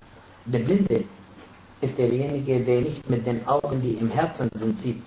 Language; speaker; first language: German; non-native, fluent; Arabic